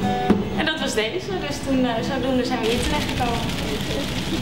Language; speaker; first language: Dutch; native; Dutch